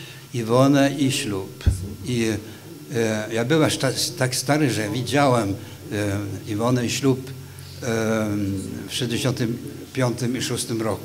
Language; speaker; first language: Polish; non-native, fluent; Swedish